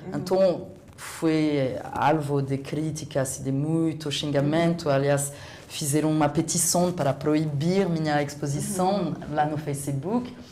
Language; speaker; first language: Portuguese; non-native, fluent; French